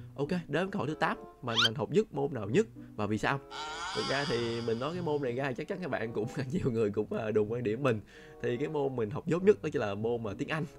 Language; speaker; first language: Vietnamese; non-native, local second language; Chinese